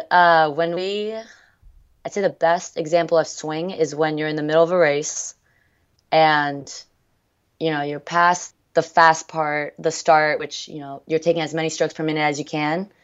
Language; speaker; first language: English; early bilingual, other home language; French